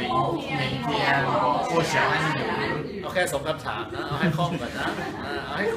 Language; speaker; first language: Chinese; non-native, fluent; Thai